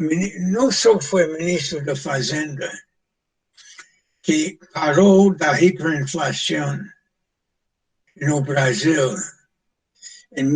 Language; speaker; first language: Portuguese; non-native, fluent; English